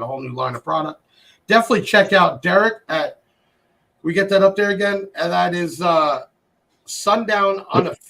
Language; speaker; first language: English; native; English